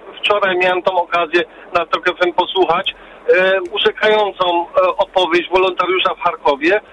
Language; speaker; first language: Polish; early bilingual, heritage; Polish